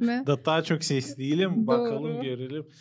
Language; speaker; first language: Turkish; non-native, local second language; Gagauz